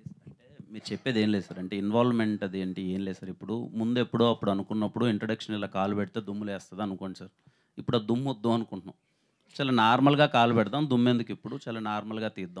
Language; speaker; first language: Telugu; native; Telugu